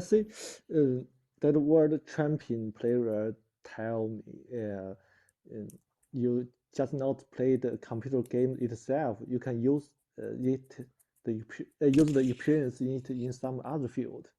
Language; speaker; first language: English; non-native, learner; Chinese